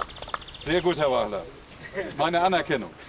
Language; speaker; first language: German; native; German